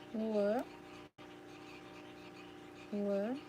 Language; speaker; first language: Korean; non-native, learner; Filipino